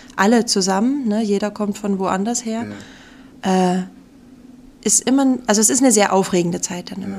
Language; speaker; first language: German; native; German